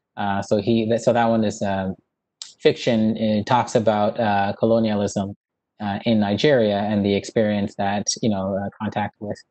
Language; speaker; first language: English; native; English